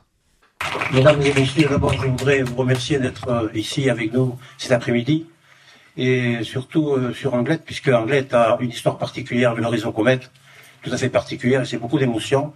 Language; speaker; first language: French; native; French